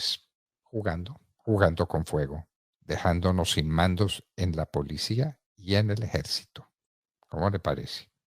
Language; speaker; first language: Spanish; native; Spanish